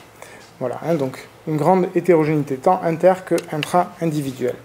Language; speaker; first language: French; native; French